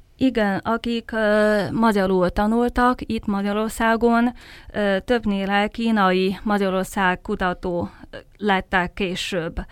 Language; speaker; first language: Hungarian; non-native, fluent; Chinese